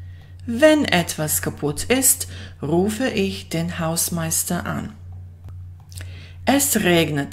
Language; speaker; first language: German; non-native, fluent; Bosnian